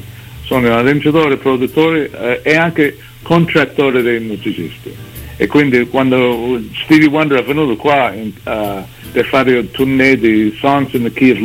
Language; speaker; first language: Italian; early bilingual, heritage; English